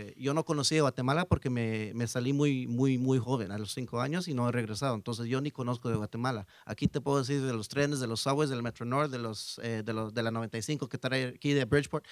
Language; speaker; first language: Spanish; early bilingual, heritage; Spanish